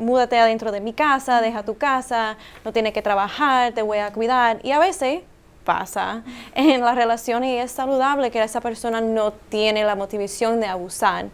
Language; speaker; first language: Spanish; early bilingual, heritage; Spanish